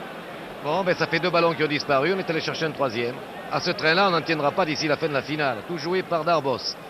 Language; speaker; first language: French; native; French